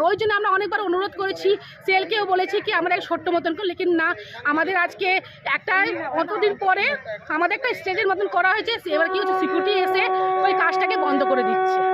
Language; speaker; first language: Bangla; non-native, local second language; Nepali